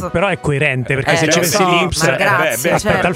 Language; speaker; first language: Italian; native; Italian